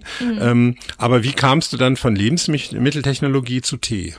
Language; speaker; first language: German; native; German